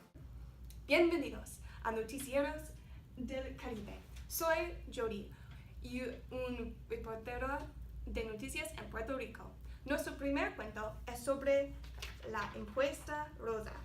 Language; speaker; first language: Spanish; non-native, learner; English